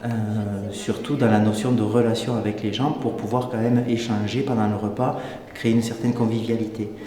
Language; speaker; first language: French; native; French